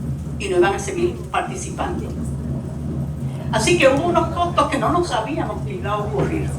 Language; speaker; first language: Spanish; native; Spanish